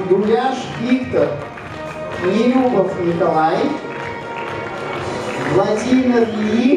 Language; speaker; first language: Russian; native; Russian